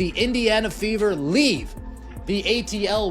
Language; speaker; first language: English; native; English